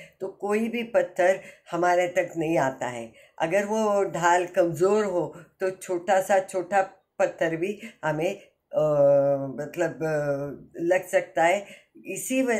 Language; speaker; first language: Hindi; non-native, local second language; Marathi